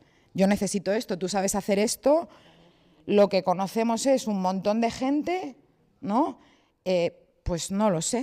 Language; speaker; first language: Spanish; native; Spanish